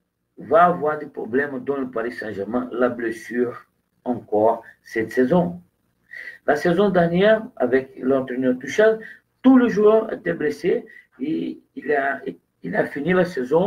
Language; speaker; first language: French; non-native, fluent; Portuguese